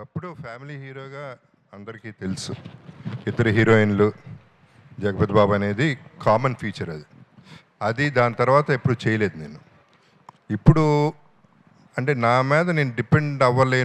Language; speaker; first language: Telugu; native; Telugu